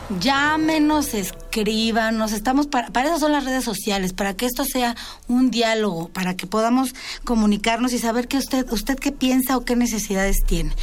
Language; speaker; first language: Spanish; native; Spanish